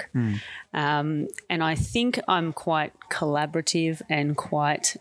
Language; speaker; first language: English; native; English